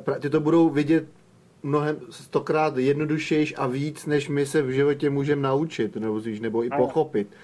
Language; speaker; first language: Czech; native; Czech